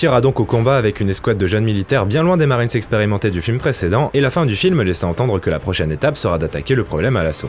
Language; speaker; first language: French; native; French